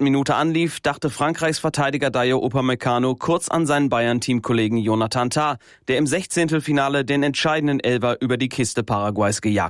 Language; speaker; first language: German; native; German